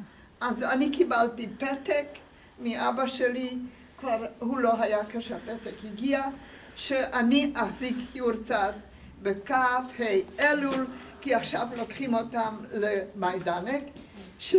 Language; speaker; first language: Hebrew; non-native, fluent; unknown